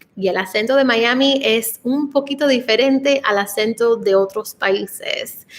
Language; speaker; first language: Spanish; early bilingual, heritage; Spanish